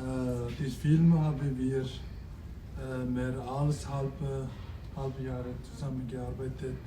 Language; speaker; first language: German; non-native, learner; Tibetan